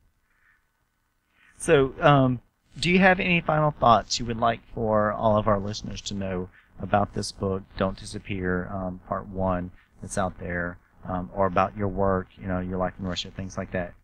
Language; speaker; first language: English; native; English